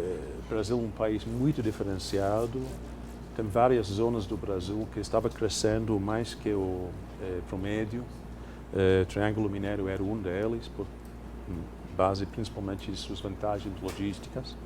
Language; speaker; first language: Portuguese; non-native, fluent; English